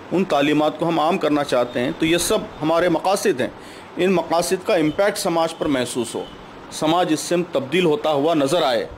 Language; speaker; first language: Urdu; native; Urdu